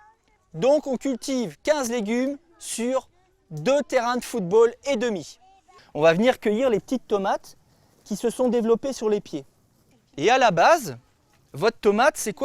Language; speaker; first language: French; native; French